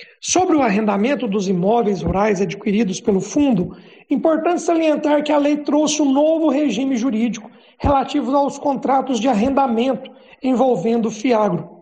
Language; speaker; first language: Portuguese; native; Portuguese